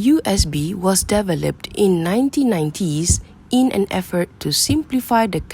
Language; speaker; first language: English; non-native, local second language; Malay